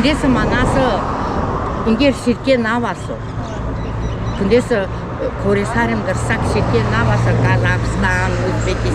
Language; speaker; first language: Korean; early bilingual, heritage; Korean